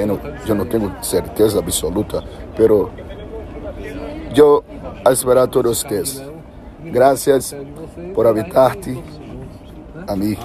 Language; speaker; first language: Spanish; non-native, learner; Portuguese